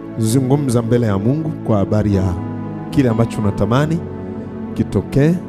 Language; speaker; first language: Swahili; native; Swahili